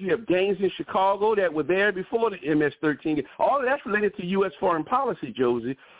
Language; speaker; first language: English; native; English